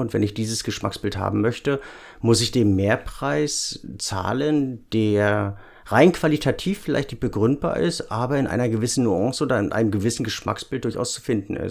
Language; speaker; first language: German; native; German